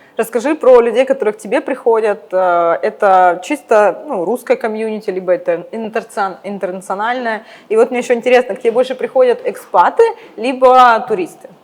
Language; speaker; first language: Russian; native; Russian